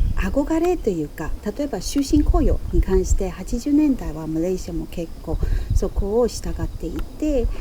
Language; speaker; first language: Japanese; non-native, fluent; Chinese